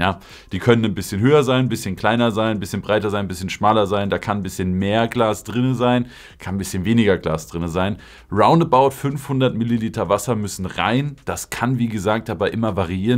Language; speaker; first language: German; native; German